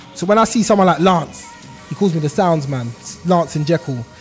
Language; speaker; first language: English; native; English